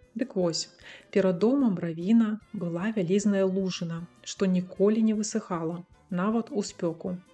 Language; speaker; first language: Belarusian; native; Belarusian